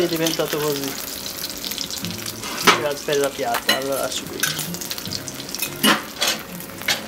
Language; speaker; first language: Italian; non-native, learner; Japanese